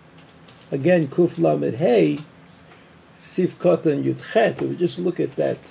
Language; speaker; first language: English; native; English